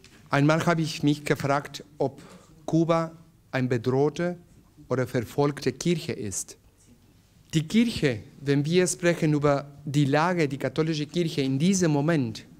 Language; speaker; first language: German; non-native, learner; Spanish